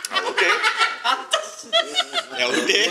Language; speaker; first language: Indonesian; native; Indonesian